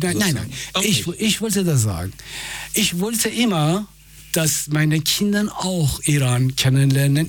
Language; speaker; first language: German; non-native, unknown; Persian